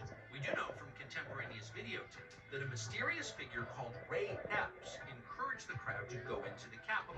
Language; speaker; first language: English; native; English